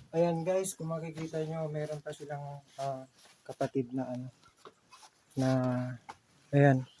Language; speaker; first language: Filipino; native; Filipino